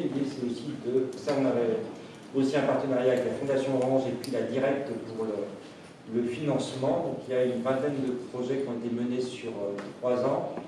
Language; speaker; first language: French; native; French